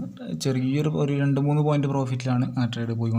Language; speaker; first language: Malayalam; native; Malayalam